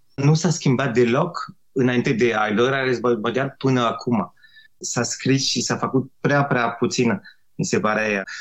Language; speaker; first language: Romanian; non-native, fluent; French